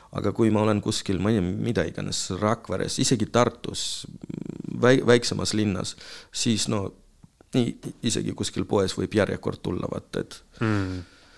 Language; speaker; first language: Estonian; non-native, local second language; Russian